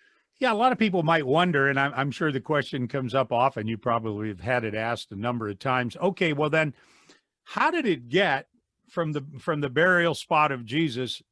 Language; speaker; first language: English; native; English